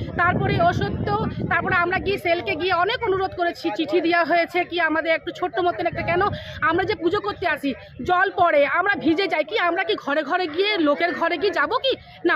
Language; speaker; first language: Bangla; non-native, local second language; Nepali